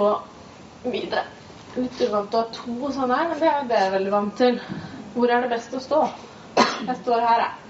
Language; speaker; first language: Norwegian; native; Norwegian